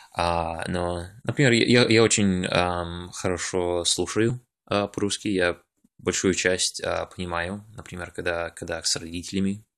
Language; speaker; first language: Russian; early bilingual, other home language; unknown